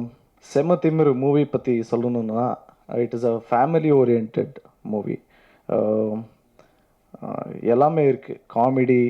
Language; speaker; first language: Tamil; non-native, learner; Kannada